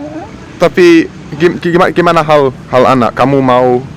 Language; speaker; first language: Indonesian; non-native, fluent; English